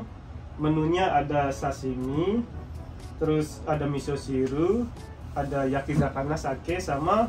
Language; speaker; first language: Indonesian; non-native, fluent; Japanese